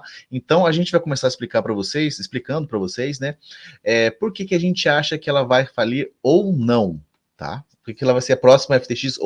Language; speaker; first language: Portuguese; native; Portuguese